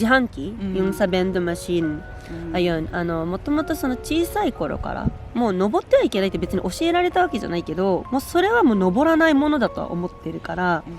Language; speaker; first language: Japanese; early bilingual, other home language; Filipino